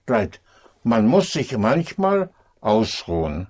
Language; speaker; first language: German; non-native, fluent; English